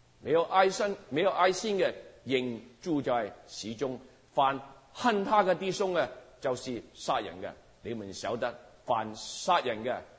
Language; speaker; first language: Chinese; non-native, local second language; Cantonese